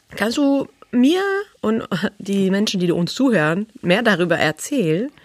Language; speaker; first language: German; non-native, fluent; French